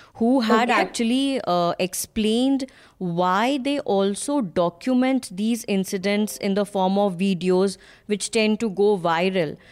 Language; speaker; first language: English; non-native, local second language; Hindi